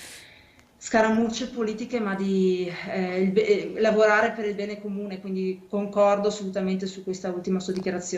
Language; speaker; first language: Italian; native; Italian